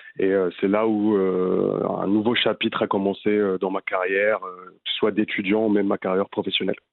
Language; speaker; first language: French; non-native, local second language; Arabic